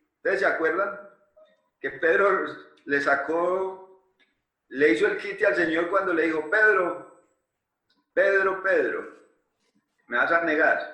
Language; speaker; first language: Spanish; native; Spanish